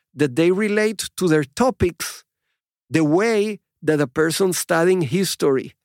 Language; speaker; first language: English; non-native, fluent; Spanish